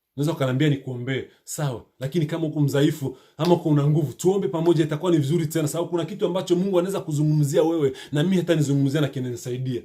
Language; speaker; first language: Swahili; native; Swahili